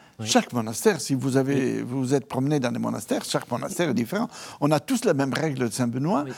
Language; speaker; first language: French; non-native, fluent; Italian